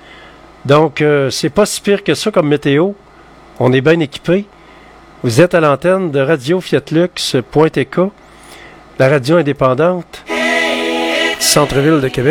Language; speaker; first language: French; native; French